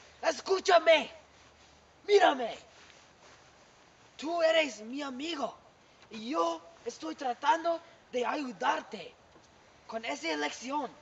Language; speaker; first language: Spanish; non-native, learner; English